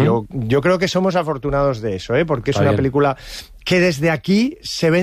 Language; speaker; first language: Spanish; native; Spanish